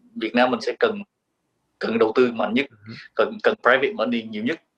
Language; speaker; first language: Vietnamese; native; Vietnamese